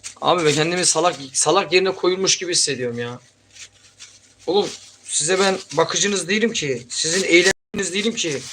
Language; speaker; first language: Turkish; native; Turkish